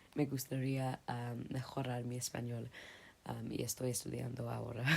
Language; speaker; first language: Spanish; non-native, learner; English